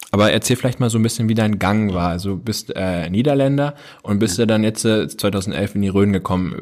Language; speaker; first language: German; native; German